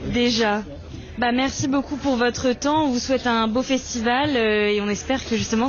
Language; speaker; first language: French; native; French